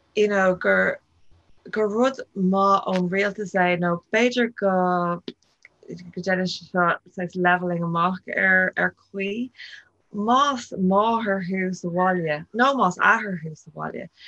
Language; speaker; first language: Irish; non-native, local second language; English